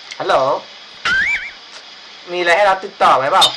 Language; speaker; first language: Thai; native; Thai